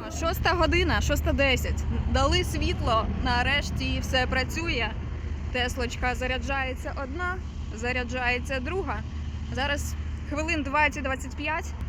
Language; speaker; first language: Ukrainian; non-native, local second language; Russian